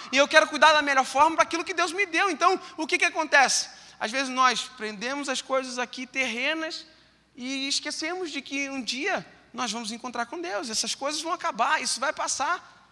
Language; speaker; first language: Portuguese; native; Portuguese